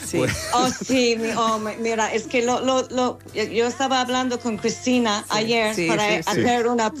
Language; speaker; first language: Spanish; non-native, fluent; English